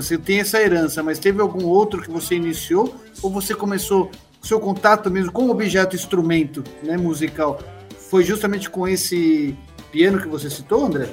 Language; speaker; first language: Portuguese; native; Portuguese